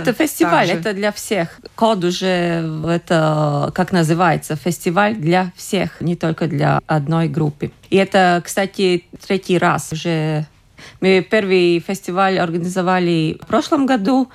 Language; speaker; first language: Russian; non-native, local second language; Latvian